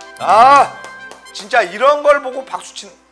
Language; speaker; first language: Korean; native; Korean